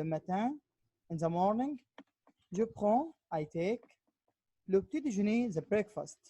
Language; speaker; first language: English; non-native, learner; Arabic